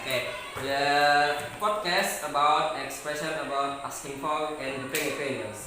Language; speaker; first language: English; non-native, fluent; Indonesian